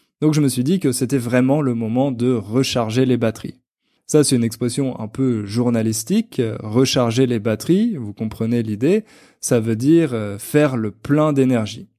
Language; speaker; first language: French; native; French